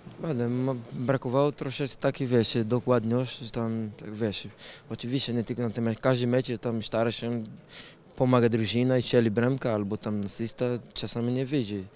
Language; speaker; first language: Polish; non-native, learner; Portuguese